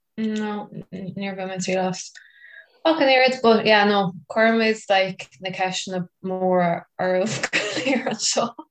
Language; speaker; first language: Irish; non-native, local second language; English